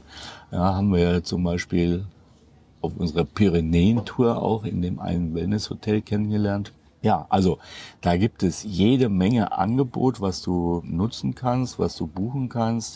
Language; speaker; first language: German; native; German